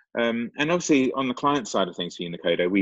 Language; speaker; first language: English; native; English